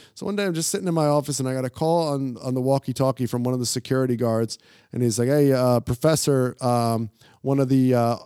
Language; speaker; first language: English; native; English